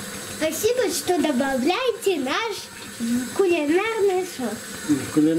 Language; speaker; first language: Russian; early bilingual, heritage; Russian